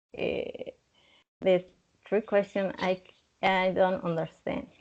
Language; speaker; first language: English; non-native, learner; Spanish